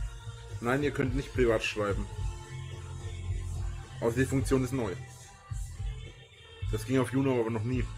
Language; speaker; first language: German; native; German